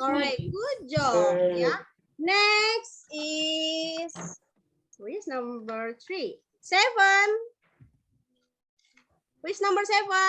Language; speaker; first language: English; non-native, fluent; Indonesian